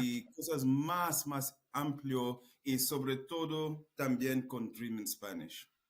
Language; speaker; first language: Spanish; non-native, fluent; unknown